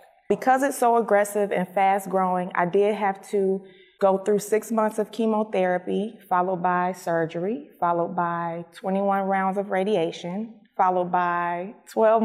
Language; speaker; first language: English; native; English